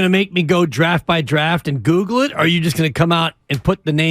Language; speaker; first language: English; native; English